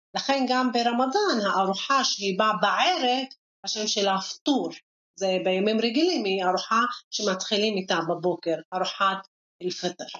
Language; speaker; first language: Hebrew; non-native, local second language; Arabic